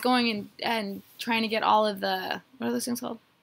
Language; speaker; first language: English; native; English